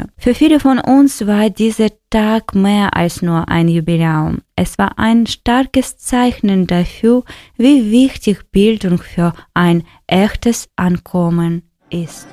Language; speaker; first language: German; non-native, fluent; Ukrainian